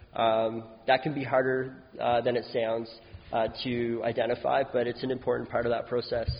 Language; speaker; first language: English; native; English